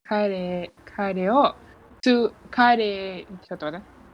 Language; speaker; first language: Japanese; non-native, fluent; Malay